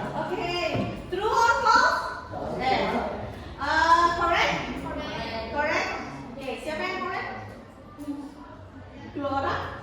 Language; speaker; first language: English; non-native, local second language; Indonesian